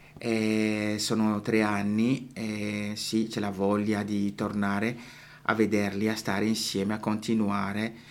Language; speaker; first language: Italian; non-native, fluent; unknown